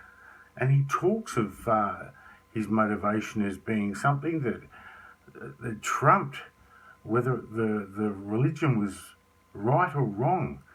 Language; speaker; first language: English; native; English